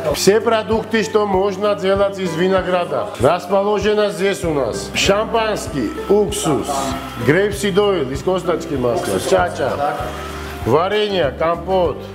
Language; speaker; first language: Russian; non-native, fluent; Georgian